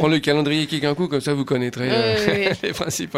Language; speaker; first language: French; native; French